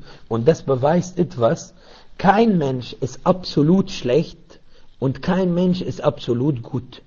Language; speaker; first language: German; non-native, learner; Arabic